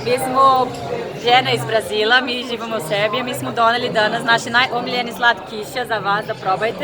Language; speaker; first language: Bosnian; non-native, learner; Portuguese